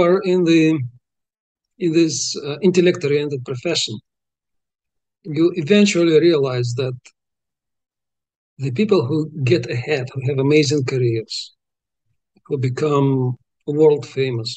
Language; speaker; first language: English; non-native, fluent; Russian